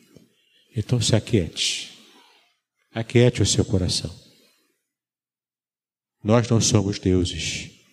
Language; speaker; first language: Portuguese; native; Portuguese